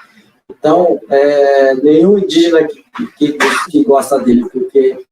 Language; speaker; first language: Portuguese; non-native, local second language; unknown